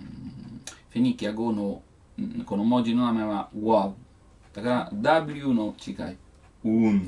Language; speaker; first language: Japanese; non-native, learner; Italian